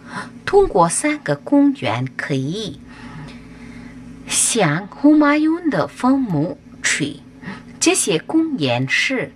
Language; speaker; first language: Chinese; non-native, fluent; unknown